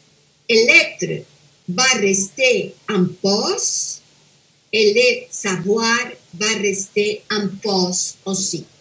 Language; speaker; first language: French; non-native, fluent; Spanish